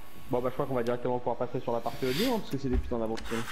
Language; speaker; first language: French; native; French